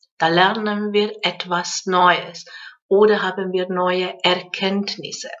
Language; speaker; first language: German; non-native, fluent; Hungarian